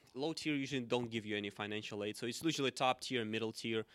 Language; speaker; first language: English; non-native, fluent; Russian